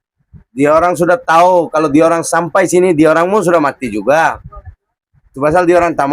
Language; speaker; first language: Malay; non-native, fluent; Bangla